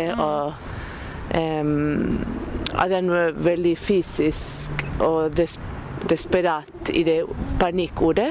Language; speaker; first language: Norwegian; non-native, fluent; Spanish